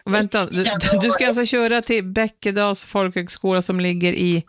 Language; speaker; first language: Swedish; native; Swedish